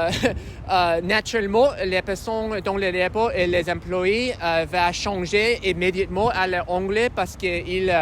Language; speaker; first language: French; non-native, learner; English